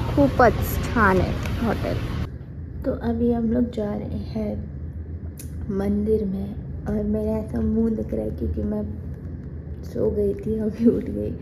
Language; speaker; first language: Hindi; non-native, local second language; Marathi